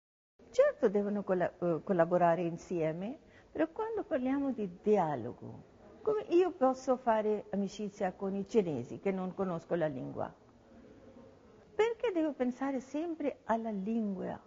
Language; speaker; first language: Italian; non-native, learner; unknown